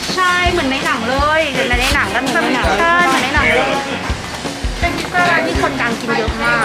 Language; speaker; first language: Thai; native; Thai